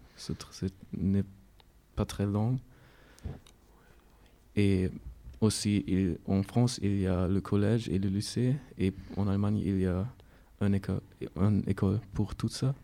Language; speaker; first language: French; non-native, learner; German